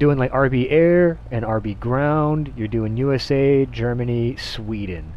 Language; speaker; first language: English; native; English